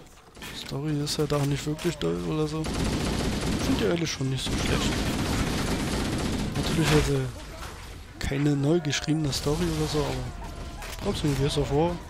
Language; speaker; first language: German; native; German